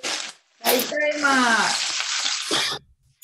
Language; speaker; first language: Japanese; native; Japanese